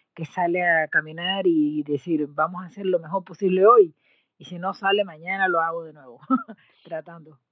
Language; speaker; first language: Spanish; native; Spanish